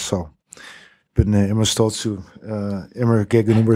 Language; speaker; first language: German; non-native, learner; English